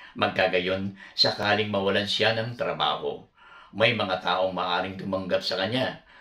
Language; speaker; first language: Filipino; native; Filipino